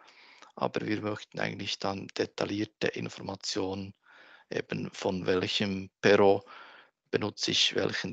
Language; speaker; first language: German; native; German